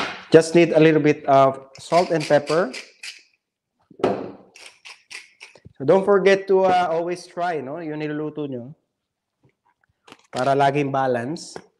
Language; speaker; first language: English; non-native, local second language; Filipino